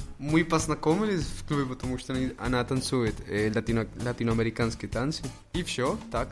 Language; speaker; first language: Russian; non-native, learner; Spanish